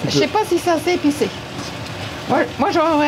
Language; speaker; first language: French; native; French